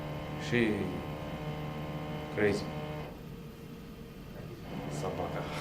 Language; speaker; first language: English; non-native, learner; Russian